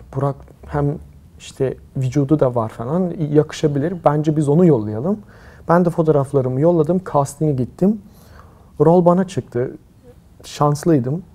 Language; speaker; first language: Turkish; early bilingual, heritage; Turkish